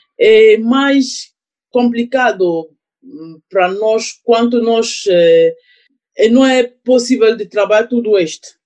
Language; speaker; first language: Portuguese; non-native, learner; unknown